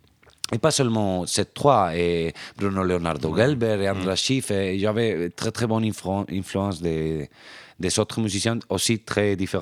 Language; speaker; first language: French; non-native, fluent; Spanish